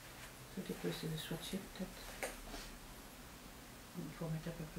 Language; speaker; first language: French; native; French